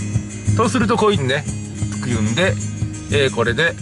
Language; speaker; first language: Japanese; native; Japanese